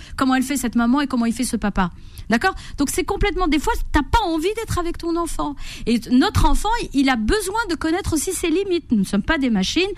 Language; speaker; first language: French; native; French